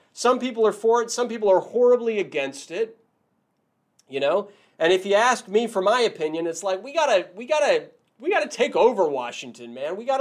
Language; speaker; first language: English; native; English